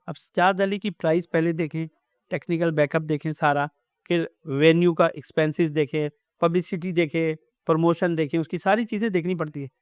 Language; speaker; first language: Urdu; native; Urdu